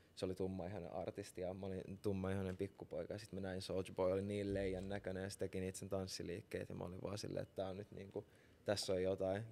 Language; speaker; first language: Finnish; native; Finnish